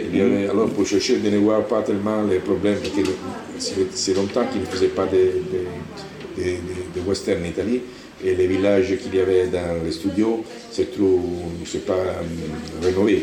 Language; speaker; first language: French; non-native, learner; Italian